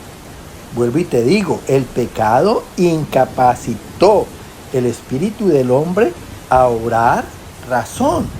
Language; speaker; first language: Spanish; native; Spanish